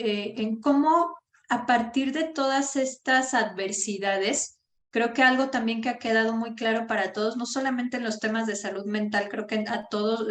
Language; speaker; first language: Spanish; native; Spanish